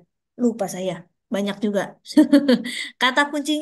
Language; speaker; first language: Indonesian; native; Indonesian